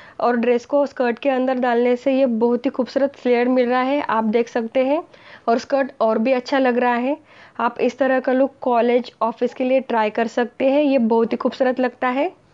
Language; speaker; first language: Hindi; non-native, local second language; Marathi